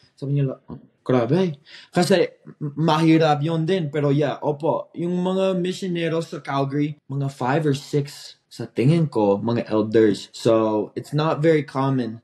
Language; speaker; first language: Filipino; non-native, fluent; English